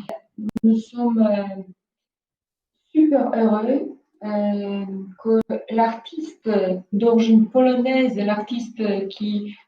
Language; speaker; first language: French; non-native, fluent; Polish